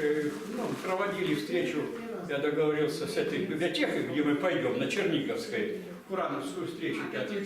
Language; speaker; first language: Russian; native; Russian